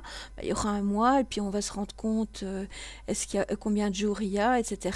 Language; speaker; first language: French; native; French